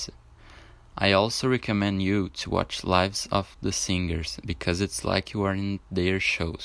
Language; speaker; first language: English; non-native, learner; Portuguese